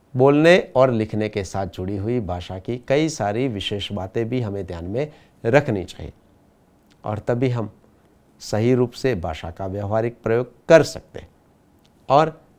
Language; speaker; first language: Hindi; non-native, local second language; Gujarati